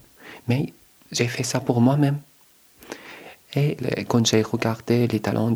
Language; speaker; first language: French; non-native, learner; Arabic